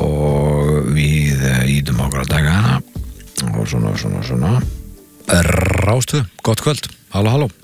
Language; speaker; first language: Icelandic; native; Icelandic